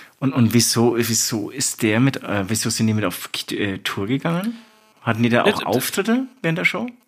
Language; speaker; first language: German; native; German